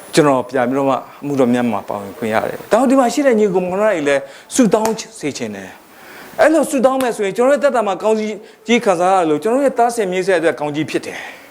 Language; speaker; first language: Burmese; non-native, local second language; Kachin